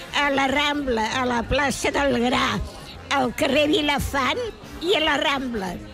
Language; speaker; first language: Catalan; native; Catalan